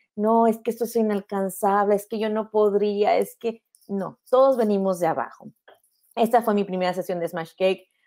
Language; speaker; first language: Spanish; native; Spanish